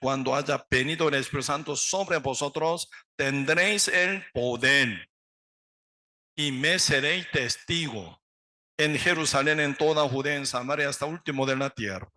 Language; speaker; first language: Spanish; non-native, learner; Korean